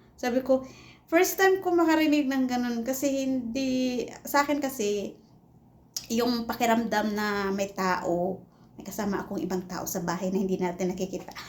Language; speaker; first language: Filipino; non-native, local second language; Cebuano